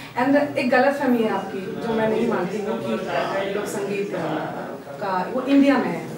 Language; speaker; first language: Hindi; non-native, local second language; Assamese